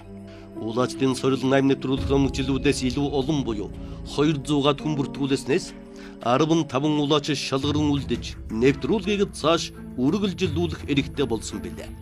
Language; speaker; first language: Mongolian; native; Mongolian